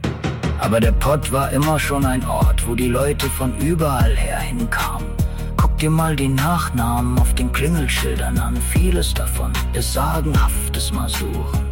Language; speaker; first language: German; native; German